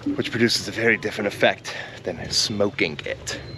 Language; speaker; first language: English; native; English